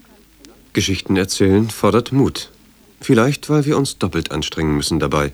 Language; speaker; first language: German; native; German